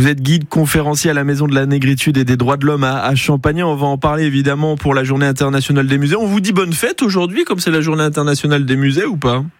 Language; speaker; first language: French; native; French